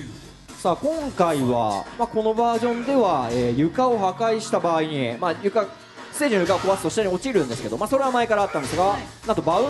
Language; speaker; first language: Japanese; native; Japanese